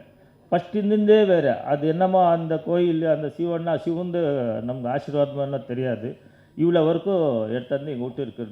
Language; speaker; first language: Tamil; non-native, learner; Kannada